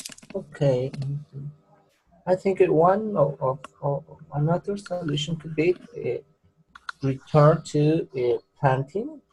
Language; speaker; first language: English; non-native, learner; Spanish